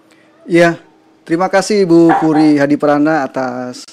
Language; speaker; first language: Indonesian; native; Indonesian